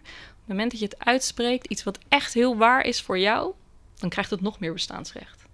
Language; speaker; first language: Dutch; native; Dutch